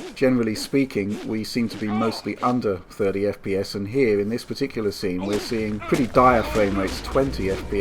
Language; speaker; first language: English; native; English